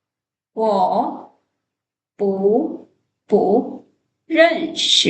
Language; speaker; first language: Chinese; non-native, fluent; Lao